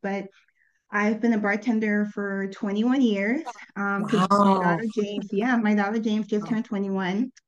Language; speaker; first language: English; native; English